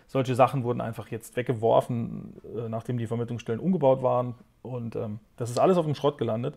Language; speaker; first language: German; native; German